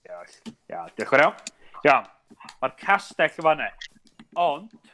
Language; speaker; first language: Welsh; native; Welsh